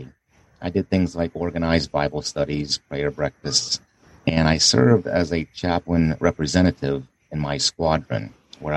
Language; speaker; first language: English; native; English